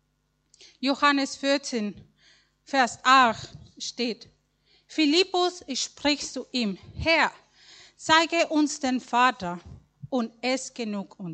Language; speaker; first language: German; non-native, learner; Spanish